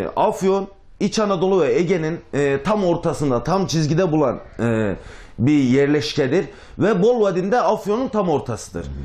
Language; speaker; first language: Turkish; native; Turkish